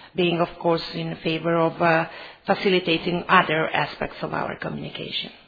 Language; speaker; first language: English; non-native, fluent; Macedonian